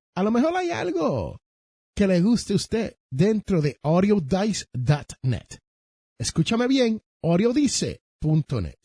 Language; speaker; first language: Spanish; early bilingual, heritage; Spanish